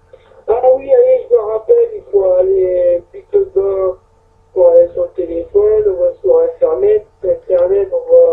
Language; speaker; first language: French; native; French